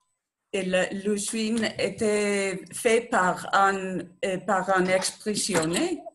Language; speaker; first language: French; non-native, learner; Spanish